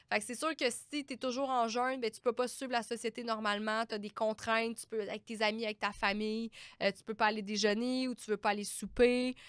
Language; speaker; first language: French; native; French